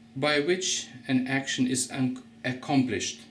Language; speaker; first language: English; non-native, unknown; Lithuanian